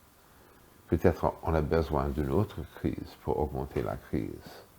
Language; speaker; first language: French; non-native, fluent; English